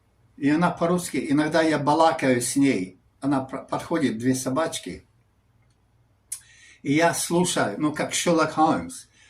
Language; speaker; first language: Russian; non-native, learner; English